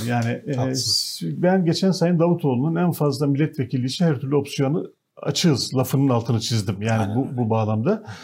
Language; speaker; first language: Turkish; native; Turkish